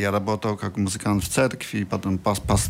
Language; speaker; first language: Russian; non-native, learner; Polish